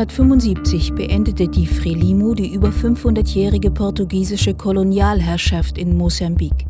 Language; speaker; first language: German; native; German